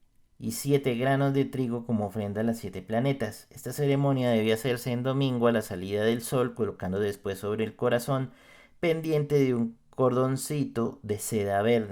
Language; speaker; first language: Spanish; native; Spanish